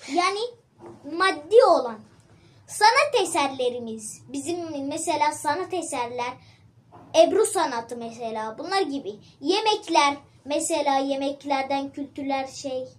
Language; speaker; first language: Turkish; early bilingual, other home language; Arabic